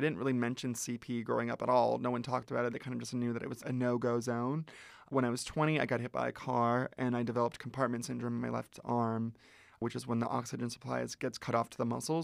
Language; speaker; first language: English; native; English